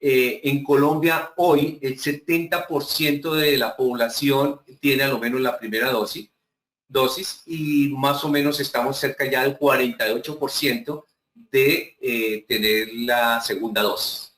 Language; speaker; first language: Spanish; native; Spanish